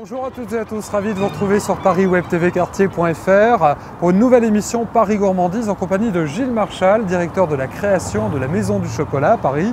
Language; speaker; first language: French; native; French